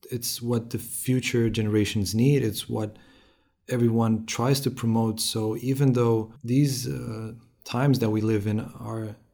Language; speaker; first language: English; non-native, fluent; Romanian